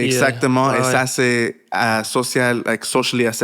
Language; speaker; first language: French; non-native, learner; Spanish